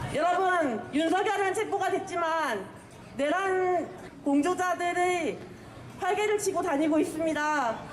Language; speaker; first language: Korean; non-native, fluent; Japanese